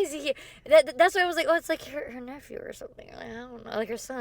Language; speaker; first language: English; native; English